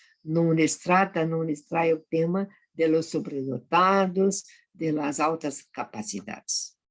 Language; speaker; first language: Spanish; non-native, fluent; Portuguese